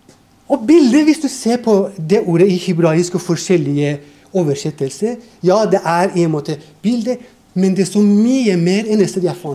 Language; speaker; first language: Norwegian; non-native, fluent; Persian